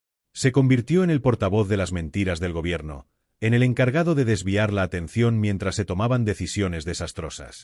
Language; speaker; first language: Spanish; native; Spanish